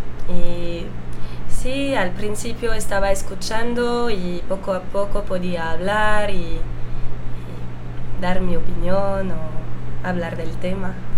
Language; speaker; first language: Spanish; non-native, fluent; French